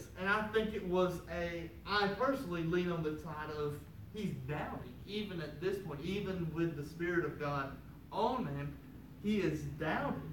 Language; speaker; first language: English; native; English